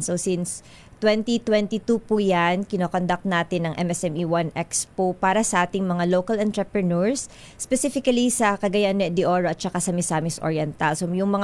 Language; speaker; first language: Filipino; non-native, local second language; Cebuano